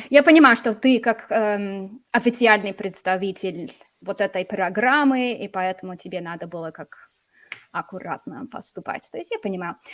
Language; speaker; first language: Russian; non-native, fluent; English